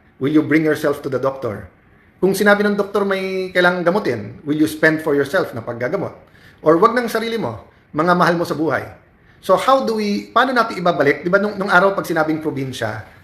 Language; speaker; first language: Filipino; native; Filipino